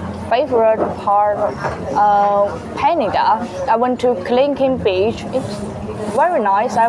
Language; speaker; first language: English; non-native, learner; Chinese